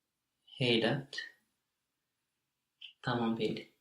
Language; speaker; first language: Finnish; non-native, learner; English